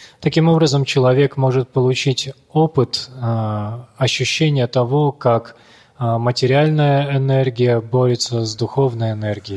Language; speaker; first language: Russian; native; Russian